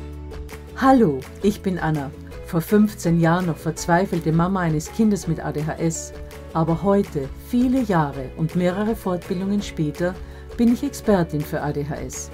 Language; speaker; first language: German; native; German